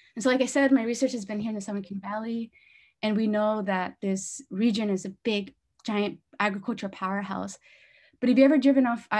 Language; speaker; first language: English; native; English